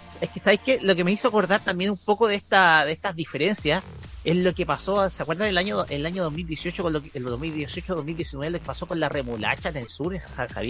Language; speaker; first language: Spanish; native; Spanish